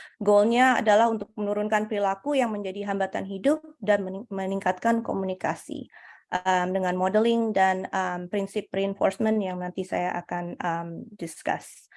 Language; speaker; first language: Indonesian; early bilingual, heritage; Indonesian